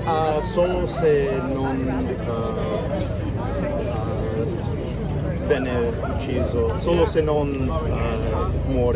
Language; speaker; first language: Italian; non-native, learner; English